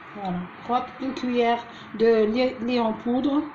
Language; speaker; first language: French; non-native, local second language; Arabic